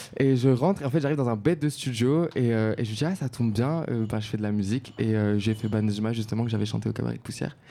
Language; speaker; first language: French; non-native, local second language; Arabic